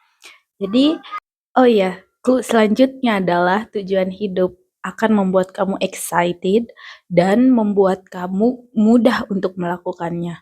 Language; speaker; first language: Indonesian; native; Indonesian